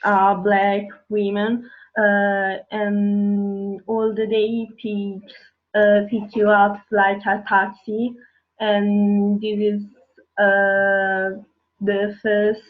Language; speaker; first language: English; non-native, learner; Italian